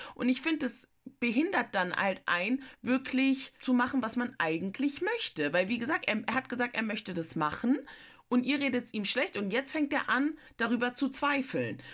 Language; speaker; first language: German; early bilingual, other home language; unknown